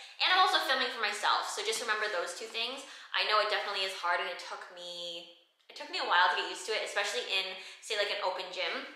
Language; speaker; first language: English; native; English